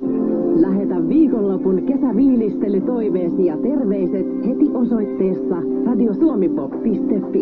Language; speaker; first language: Finnish; native; Finnish